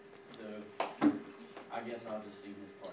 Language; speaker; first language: English; native; English